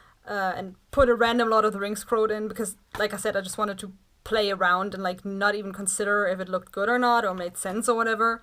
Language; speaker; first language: English; non-native, fluent; German